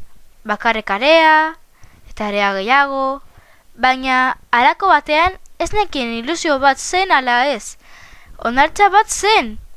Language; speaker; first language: Basque; non-native, local second language; Spanish